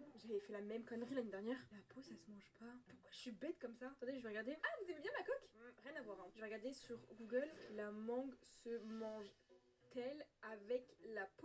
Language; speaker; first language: French; native; French